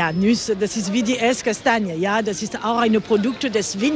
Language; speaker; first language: German; non-native, fluent; French